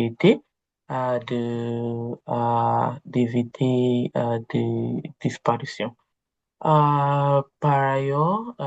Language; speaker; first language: French; non-native, learner; Igbo